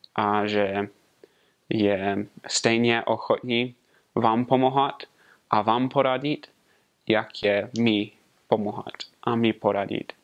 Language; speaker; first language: Czech; non-native, fluent; English